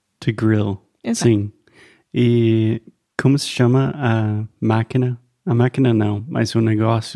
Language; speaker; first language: Portuguese; non-native, fluent; English